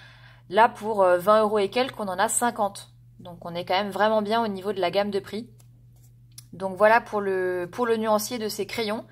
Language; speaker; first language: French; native; French